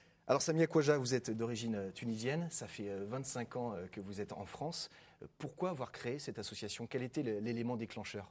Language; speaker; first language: French; native; French